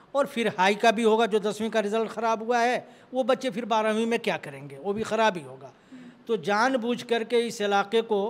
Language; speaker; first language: Hindi; native; Hindi